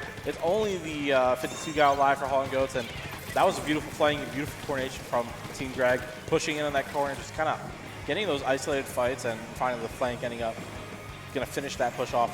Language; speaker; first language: English; native; English